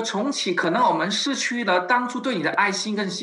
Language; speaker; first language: Chinese; native; Chinese